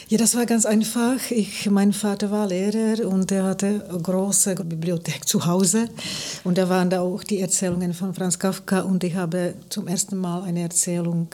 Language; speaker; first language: German; non-native, fluent; Czech